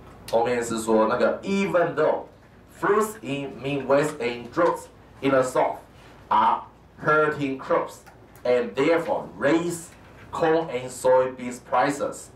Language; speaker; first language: English; non-native, fluent; Chinese